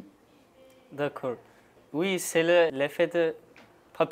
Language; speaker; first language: French; non-native, learner; Turkish